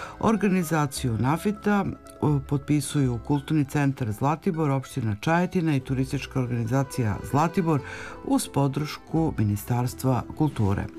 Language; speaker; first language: Serbian; native; Serbian